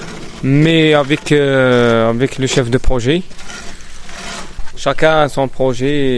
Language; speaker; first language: French; non-native, learner; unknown